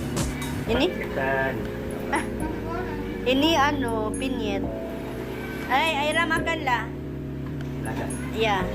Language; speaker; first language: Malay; non-native, learner; Filipino